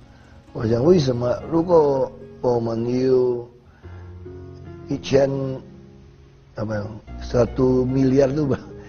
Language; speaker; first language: Chinese; non-native, learner; Hakka Chinese